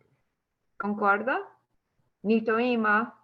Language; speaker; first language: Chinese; non-native, learner; Portuguese